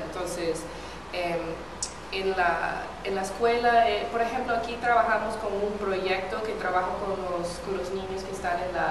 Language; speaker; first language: Spanish; non-native, fluent; English